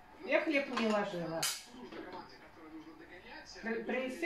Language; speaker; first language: Russian; native; Russian